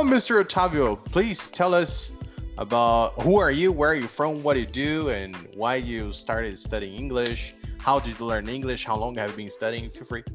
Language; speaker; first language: English; non-native, fluent; Portuguese